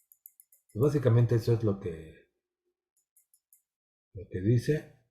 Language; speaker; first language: Spanish; native; Spanish